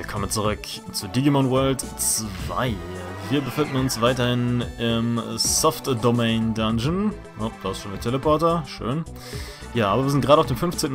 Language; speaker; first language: German; native; German